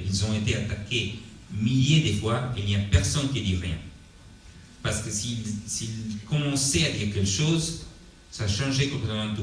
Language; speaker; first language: French; non-native, fluent; Italian